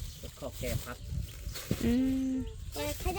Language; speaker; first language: Thai; non-native, local second language; Northeastern Thai